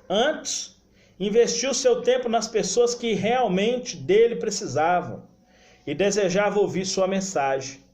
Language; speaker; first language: Portuguese; native; Portuguese